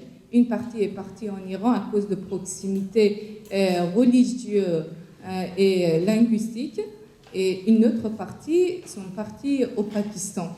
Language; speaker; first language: French; non-native, fluent; Persian